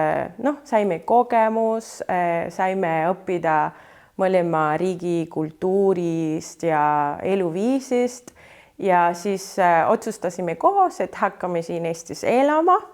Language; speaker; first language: Estonian; non-native, fluent; Spanish